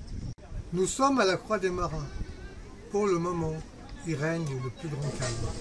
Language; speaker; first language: French; native; French